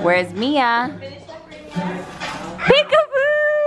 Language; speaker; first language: English; native; English